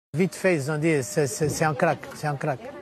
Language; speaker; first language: French; non-native, fluent; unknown